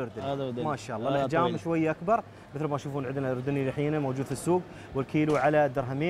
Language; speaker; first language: Arabic; native; Arabic